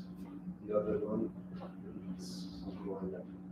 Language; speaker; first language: English; non-native, fluent; French